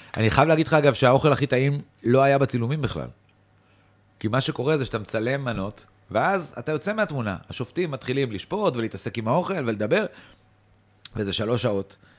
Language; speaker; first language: Hebrew; native; Hebrew